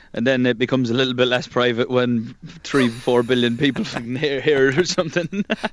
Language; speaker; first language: English; native; English